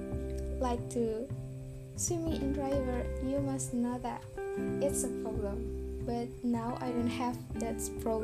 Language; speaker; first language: English; non-native, learner; Indonesian